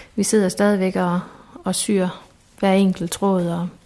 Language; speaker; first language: Danish; native; Danish